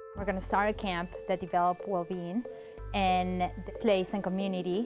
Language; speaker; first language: English; non-native, fluent; Spanish